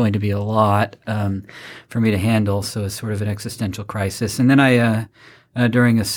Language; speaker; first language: English; native; English